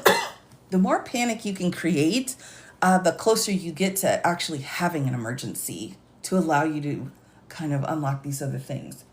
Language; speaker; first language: English; native; English